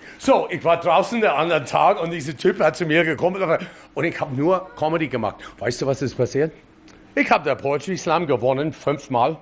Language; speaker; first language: German; non-native, fluent; English